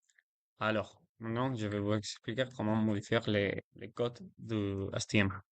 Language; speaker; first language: French; non-native, learner; Spanish